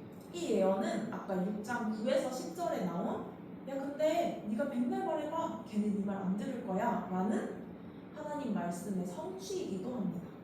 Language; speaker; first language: Korean; native; Korean